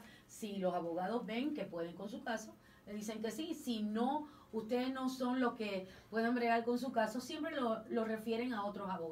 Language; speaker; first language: Spanish; native; Spanish